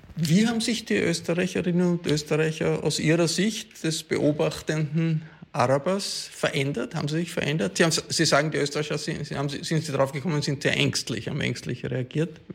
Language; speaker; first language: German; native; German